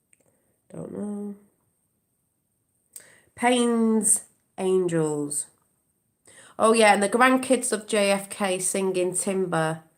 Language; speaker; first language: English; native; English